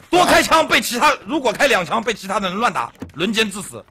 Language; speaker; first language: Chinese; native; Chinese